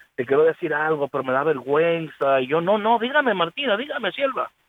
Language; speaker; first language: Spanish; early bilingual, heritage; Spanish